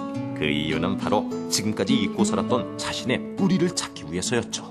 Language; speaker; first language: Korean; native; Korean